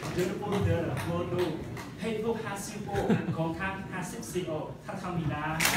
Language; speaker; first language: Korean; non-native, learner; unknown